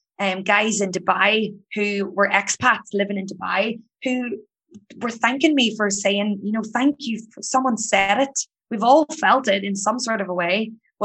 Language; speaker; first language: English; native; English